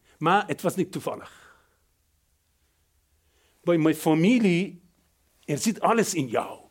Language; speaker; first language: Dutch; non-native, fluent; Persian